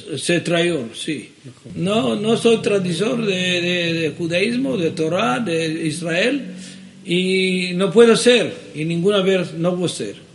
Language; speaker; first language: Spanish; early bilingual, heritage; Spanish